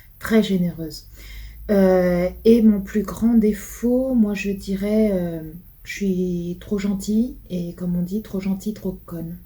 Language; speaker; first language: French; early bilingual, other home language; Portuguese